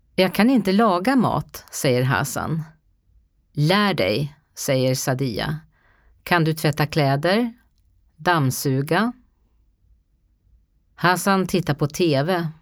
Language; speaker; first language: Swedish; native; Swedish